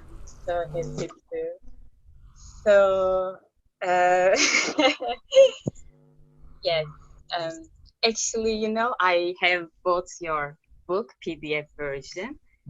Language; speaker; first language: English; non-native, learner; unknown